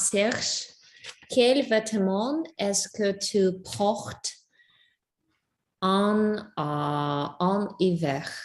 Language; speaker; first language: French; non-native, learner; English